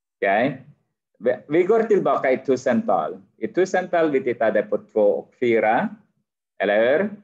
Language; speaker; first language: Swedish; non-native, fluent; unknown